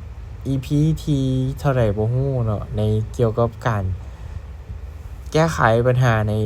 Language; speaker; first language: Thai; non-native, local second language; Lao